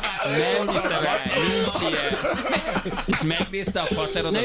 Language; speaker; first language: Hungarian; native; Hungarian